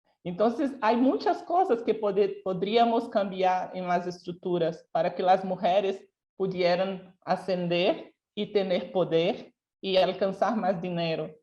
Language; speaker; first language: Spanish; non-native, local second language; Portuguese